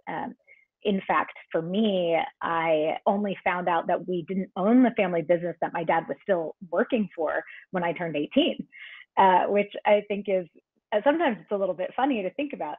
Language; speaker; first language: English; native; English